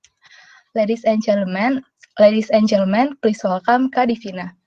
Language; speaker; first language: English; non-native, local second language; Indonesian